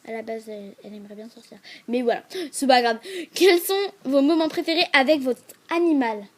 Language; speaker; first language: French; native; French